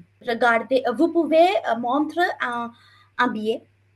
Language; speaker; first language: French; non-native, fluent; Bangla